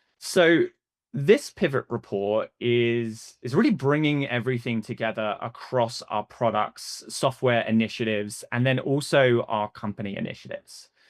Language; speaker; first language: English; native; English